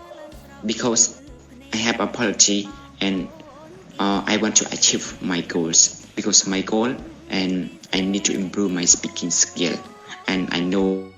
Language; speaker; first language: English; non-native, learner; Khmer